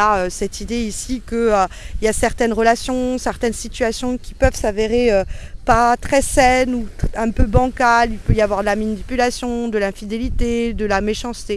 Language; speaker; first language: French; native; French